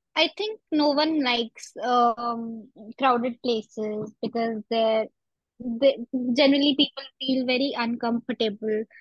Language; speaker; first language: English; non-native, local second language; Punjabi